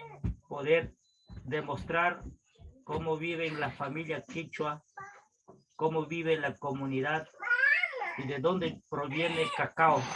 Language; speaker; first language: Spanish; non-native, local second language; Quechua